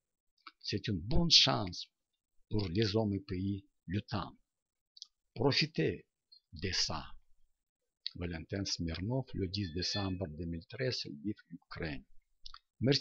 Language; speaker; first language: French; non-native, learner; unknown